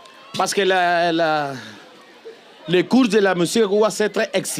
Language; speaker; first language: French; non-native, learner; Spanish